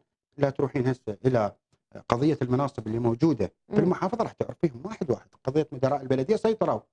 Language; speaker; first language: Arabic; native; Arabic